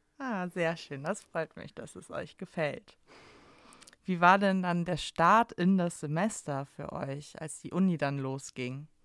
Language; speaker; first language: German; native; German